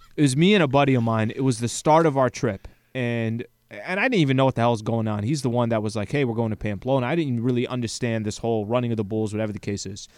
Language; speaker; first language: English; native; English